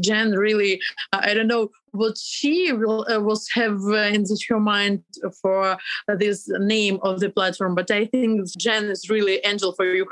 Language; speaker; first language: English; non-native, learner; Ukrainian